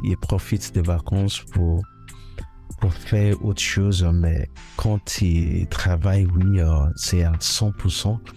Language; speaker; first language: French; non-native, fluent; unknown